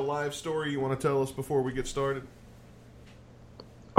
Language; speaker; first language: English; native; English